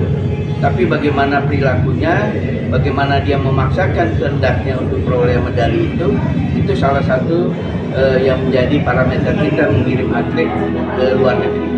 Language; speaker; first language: Indonesian; native; Indonesian